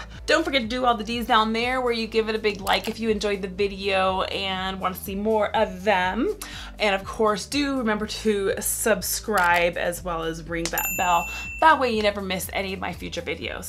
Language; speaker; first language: English; native; English